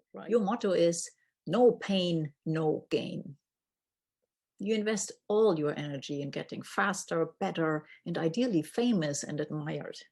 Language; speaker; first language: English; non-native, fluent; German